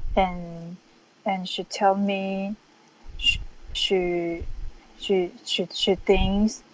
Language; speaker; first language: English; non-native, learner; Chinese